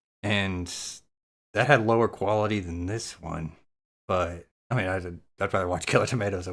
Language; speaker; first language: English; native; English